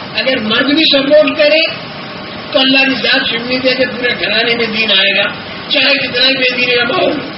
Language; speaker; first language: Urdu; non-native, local second language; Gujarati